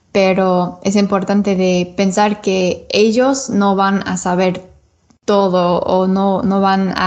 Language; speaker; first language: Spanish; non-native, learner; English